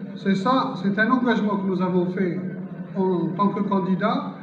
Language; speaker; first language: French; non-native, local second language; Arabic